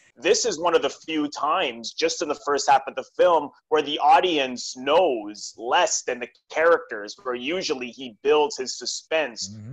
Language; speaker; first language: English; native; English